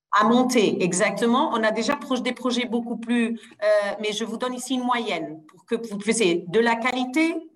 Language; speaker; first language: French; non-native, fluent; Portuguese